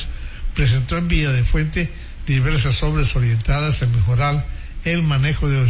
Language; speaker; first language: Spanish; native; Spanish